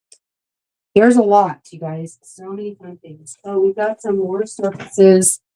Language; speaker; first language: English; native; English